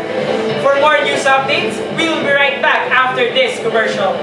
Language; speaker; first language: English; non-native, local second language; Filipino